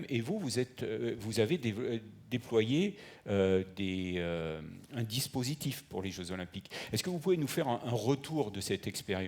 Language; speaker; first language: French; native; French